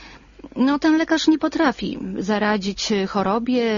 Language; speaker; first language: Polish; native; Polish